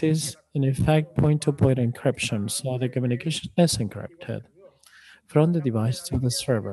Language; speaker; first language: English; non-native, fluent; Spanish